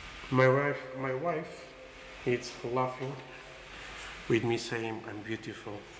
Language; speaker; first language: English; non-native, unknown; Portuguese